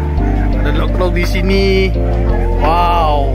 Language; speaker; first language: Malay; non-native, local second language; Chinese